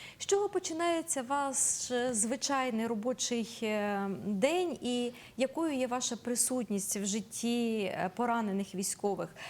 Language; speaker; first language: Ukrainian; native; Ukrainian